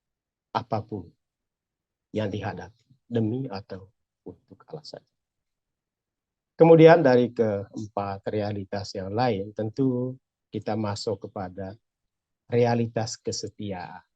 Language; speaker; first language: Indonesian; native; Indonesian